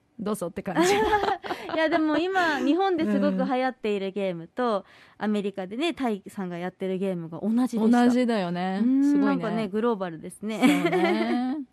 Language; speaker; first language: Japanese; native; Japanese